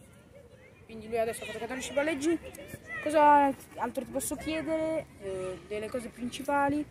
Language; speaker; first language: Italian; native; Italian